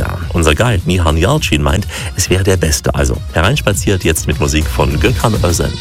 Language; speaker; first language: German; native; German